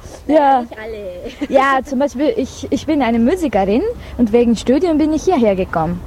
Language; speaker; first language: German; non-native, fluent; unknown